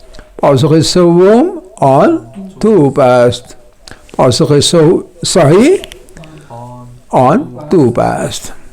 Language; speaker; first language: Persian; non-native, fluent; Urdu